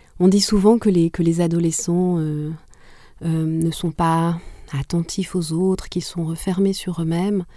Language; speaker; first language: French; non-native, local second language; Kinyarwanda